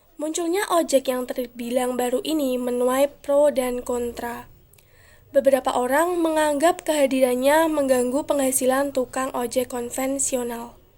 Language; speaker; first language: Indonesian; native; Indonesian